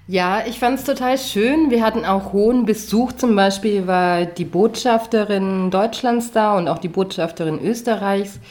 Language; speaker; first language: German; native; German